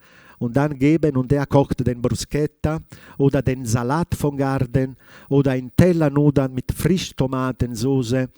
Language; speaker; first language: German; non-native, fluent; Italian